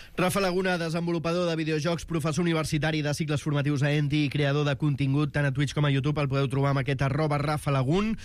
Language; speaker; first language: Catalan; native; Catalan